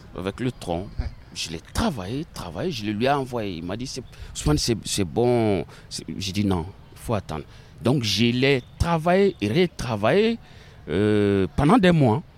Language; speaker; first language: French; non-native, local second language; Bambara